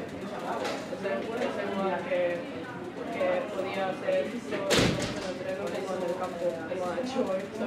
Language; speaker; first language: Spanish; non-native, learner; Norwegian